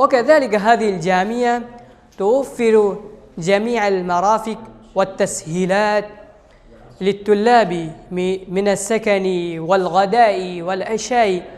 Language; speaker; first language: Arabic; non-native, fluent; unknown